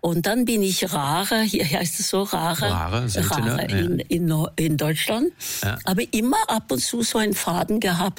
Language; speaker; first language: German; non-native, fluent; Norwegian